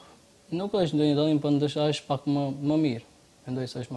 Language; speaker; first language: Albanian; native; Albanian